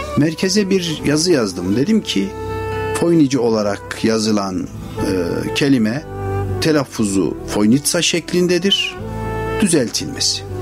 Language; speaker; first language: Turkish; native; Turkish